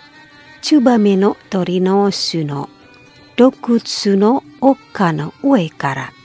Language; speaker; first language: Japanese; non-native, fluent; Indonesian